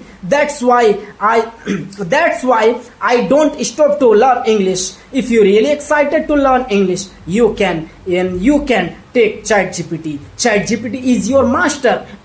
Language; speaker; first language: English; non-native, learner; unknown